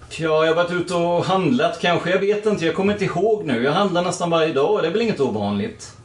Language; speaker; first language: Swedish; native; Swedish